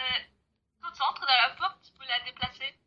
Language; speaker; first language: French; native; French